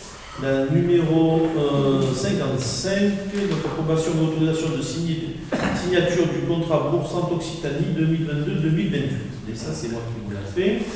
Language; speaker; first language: French; native; French